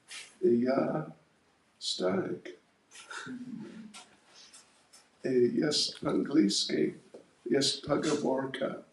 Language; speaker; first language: Russian; non-native, learner; English